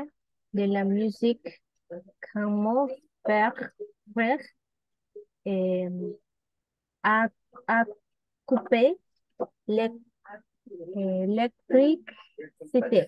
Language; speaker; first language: French; non-native, learner; Spanish